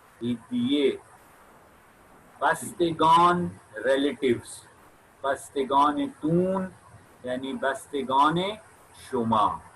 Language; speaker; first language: Persian; non-native, fluent; Urdu